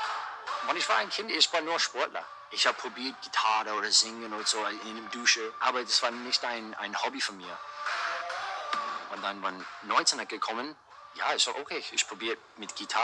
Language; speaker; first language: German; early bilingual, heritage; English